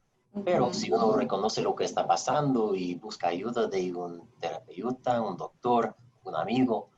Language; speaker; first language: Spanish; non-native, fluent; English